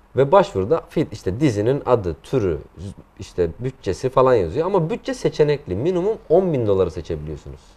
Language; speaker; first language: Turkish; native; Turkish